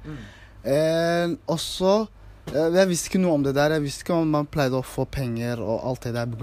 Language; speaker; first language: Norwegian; early bilingual, other home language; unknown